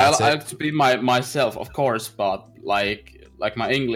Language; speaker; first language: English; non-native, fluent; Finnish